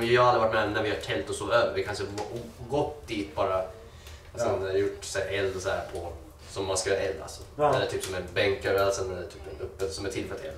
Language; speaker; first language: Swedish; native; Swedish